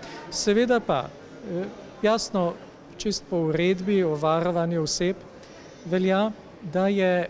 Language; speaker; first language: Slovenian; native; Slovenian